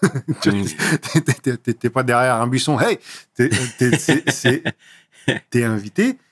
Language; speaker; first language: French; native; French